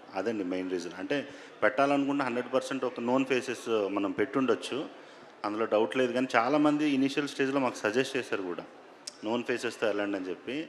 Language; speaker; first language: Telugu; native; Telugu